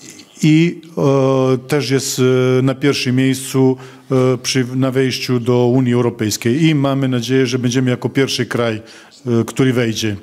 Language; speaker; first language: Polish; non-native, fluent; Serbian